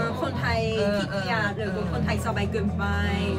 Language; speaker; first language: Thai; non-native, learner; Korean